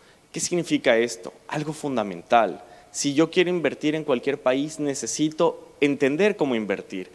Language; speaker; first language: Spanish; native; Spanish